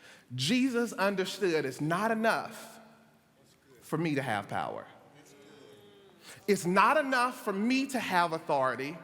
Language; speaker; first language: English; native; English